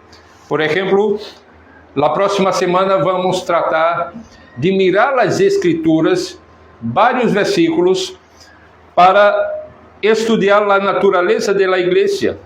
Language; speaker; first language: Spanish; non-native, fluent; Portuguese